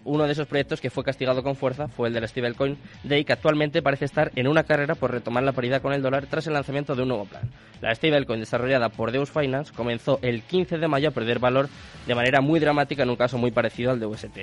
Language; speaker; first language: Spanish; native; Spanish